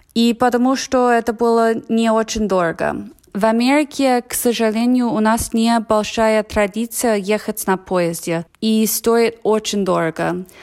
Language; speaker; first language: Russian; non-native, fluent; English